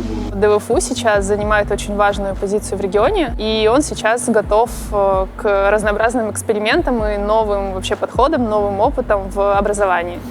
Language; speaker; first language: Russian; native; Russian